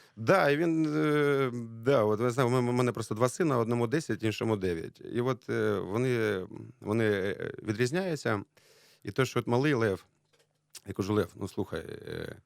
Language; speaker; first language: Ukrainian; native; Ukrainian